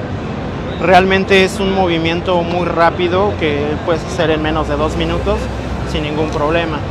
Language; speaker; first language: Spanish; native; Spanish